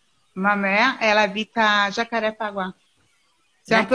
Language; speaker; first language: French; non-native, learner; Portuguese